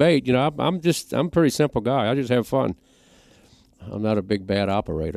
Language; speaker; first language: English; native; English